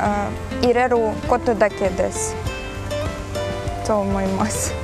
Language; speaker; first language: Japanese; non-native, learner; Ukrainian